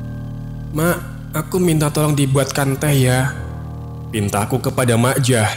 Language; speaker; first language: Indonesian; native; Indonesian